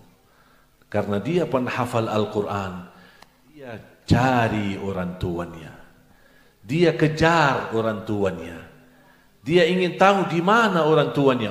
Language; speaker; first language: Indonesian; non-native, fluent; Arabic